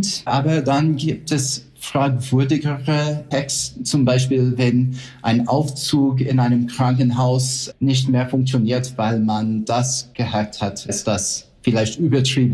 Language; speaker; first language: German; non-native, fluent; English